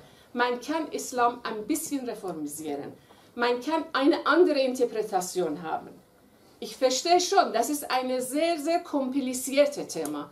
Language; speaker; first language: German; non-native, fluent; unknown